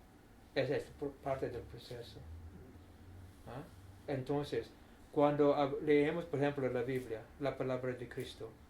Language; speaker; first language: Spanish; non-native, fluent; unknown